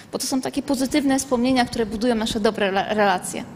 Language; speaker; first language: Polish; native; Polish